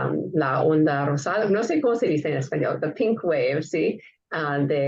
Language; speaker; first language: Spanish; non-native, fluent; English